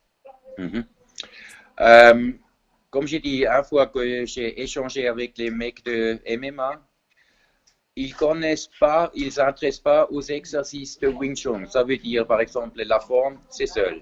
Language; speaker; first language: French; non-native, fluent; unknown